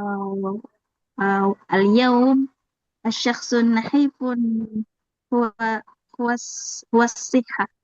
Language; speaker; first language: Arabic; non-native, learner; Indonesian